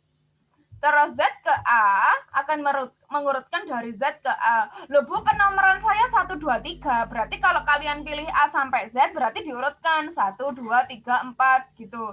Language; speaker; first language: Indonesian; native; Indonesian